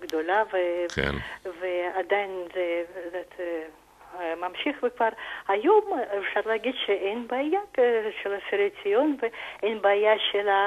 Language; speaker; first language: Hebrew; non-native, fluent; Russian